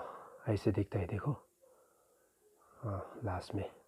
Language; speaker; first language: Hindi; non-native, fluent; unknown